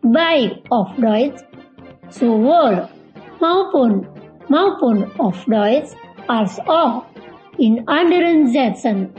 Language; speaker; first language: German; non-native, fluent; Indonesian